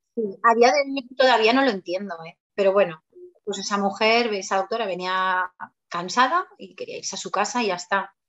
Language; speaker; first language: Spanish; native; Spanish